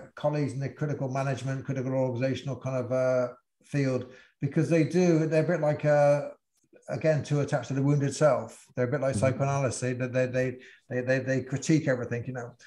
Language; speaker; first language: English; native; English